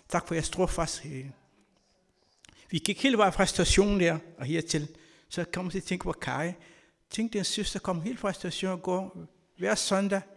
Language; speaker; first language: Danish; non-native, learner; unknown